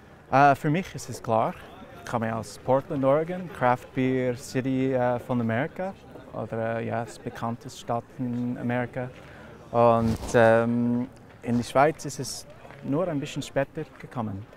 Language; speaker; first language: German; non-native, learner; English